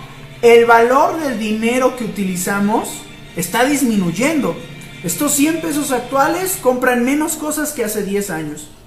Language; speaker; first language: Spanish; native; Spanish